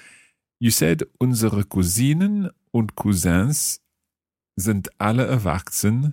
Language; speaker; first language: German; non-native, learner; English